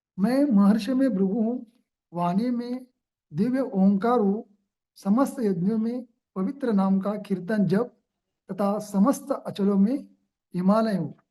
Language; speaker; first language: Hindi; non-native, local second language; Marathi